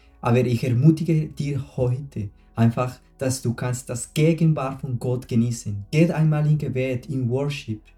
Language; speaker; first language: German; non-native, fluent; Spanish